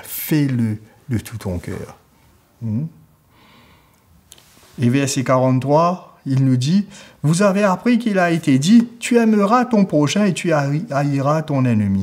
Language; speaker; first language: French; native; French